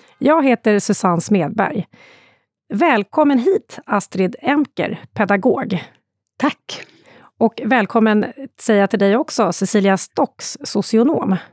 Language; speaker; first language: Swedish; native; Swedish